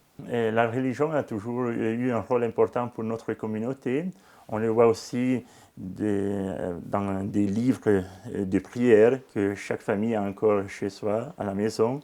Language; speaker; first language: French; non-native, local second language; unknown